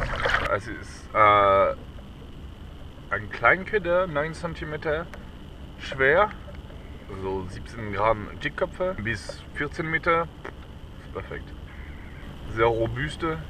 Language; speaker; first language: German; non-native, learner; French